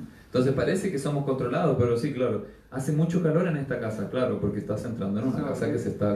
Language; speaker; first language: Spanish; native; Spanish